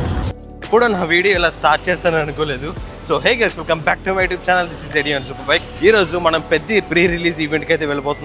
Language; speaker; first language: Telugu; native; Telugu